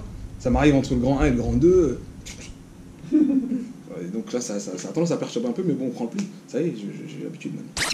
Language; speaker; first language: French; native; French